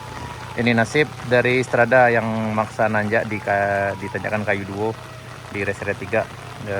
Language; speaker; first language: Indonesian; non-native, local second language; Minangkabau